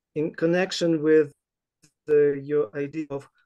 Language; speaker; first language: English; non-native, fluent; Ukrainian